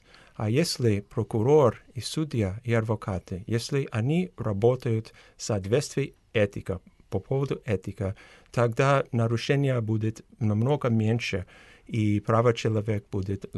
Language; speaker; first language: Russian; non-native, fluent; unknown